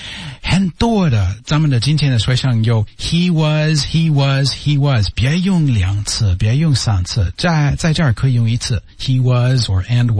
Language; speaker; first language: Chinese; non-native, learner; English